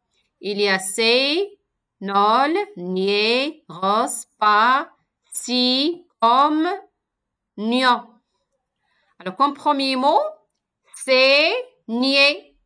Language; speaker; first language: French; non-native, local second language; Arabic